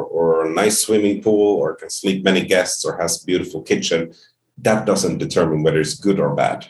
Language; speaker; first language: English; non-native, fluent; Finnish